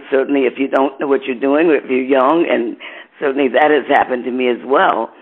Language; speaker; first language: English; native; English